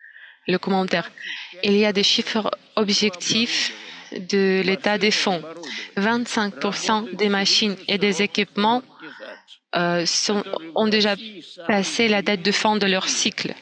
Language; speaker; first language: French; non-native, fluent; Russian